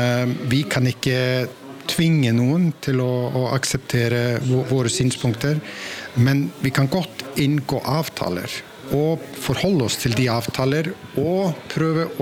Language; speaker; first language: Norwegian; non-native, fluent; Icelandic